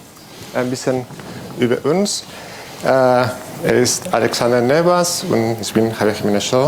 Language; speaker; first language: German; non-native, fluent; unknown